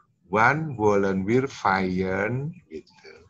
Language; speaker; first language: German; non-native, fluent; Indonesian